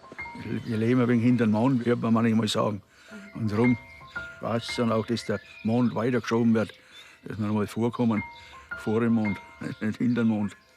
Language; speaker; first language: German; native; German